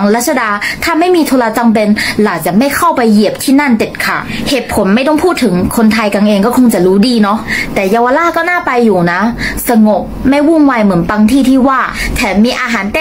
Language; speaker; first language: Thai; non-native, fluent; Chinese